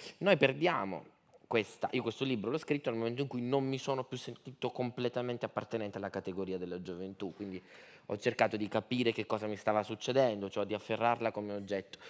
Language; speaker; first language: Italian; native; Italian